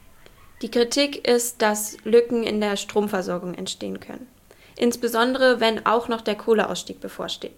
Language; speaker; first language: German; native; German